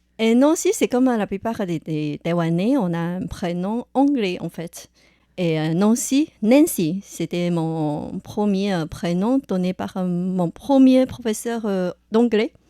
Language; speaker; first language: French; non-native, fluent; Chinese